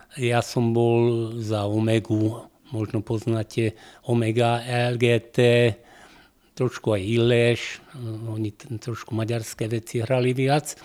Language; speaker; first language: Slovak; non-native, local second language; Hungarian